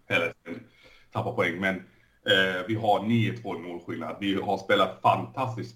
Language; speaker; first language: Swedish; early bilingual, other home language; Persian